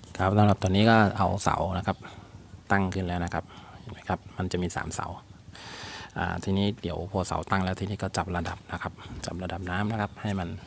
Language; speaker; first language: Thai; native; Thai